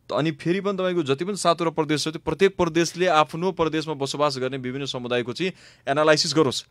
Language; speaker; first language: Nepali; non-native, local second language; Maithili